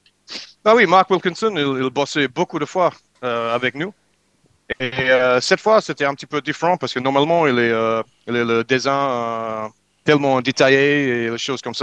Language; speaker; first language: French; non-native, learner; English